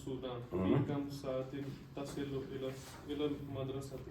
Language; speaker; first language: Arabic; non-native, learner; Urdu